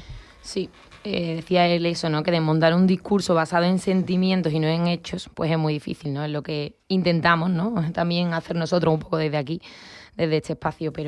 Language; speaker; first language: Spanish; native; Spanish